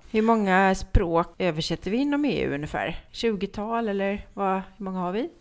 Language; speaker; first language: Swedish; native; Swedish